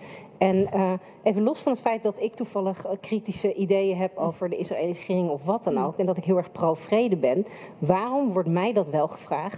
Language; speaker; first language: Dutch; native; Dutch